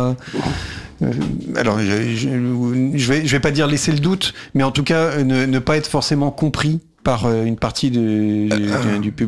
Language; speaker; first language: French; native; French